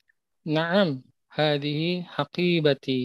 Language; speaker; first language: Arabic; non-native, learner; Indonesian